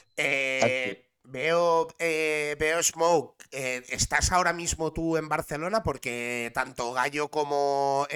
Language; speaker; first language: Spanish; native; Spanish